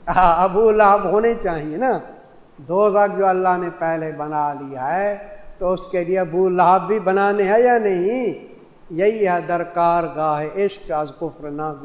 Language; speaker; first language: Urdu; non-native, local second language; Saraiki